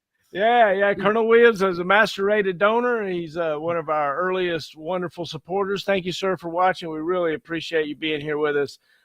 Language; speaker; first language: English; native; English